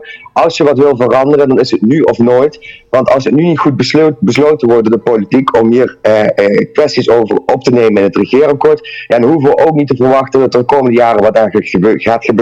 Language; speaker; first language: Dutch; native; Dutch